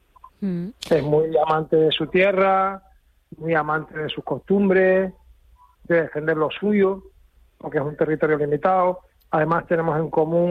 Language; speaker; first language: Spanish; native; Spanish